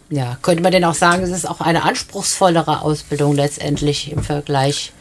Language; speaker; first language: German; native; German